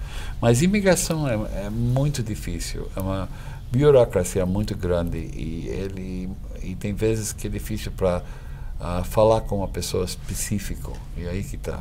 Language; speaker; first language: Portuguese; non-native, fluent; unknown